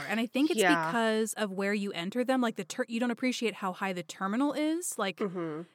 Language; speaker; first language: English; native; English